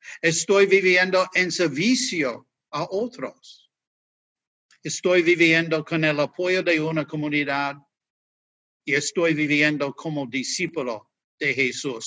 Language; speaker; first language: Spanish; non-native, fluent; English